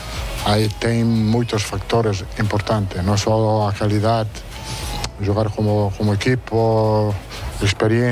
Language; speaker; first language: Portuguese; non-native, learner; Italian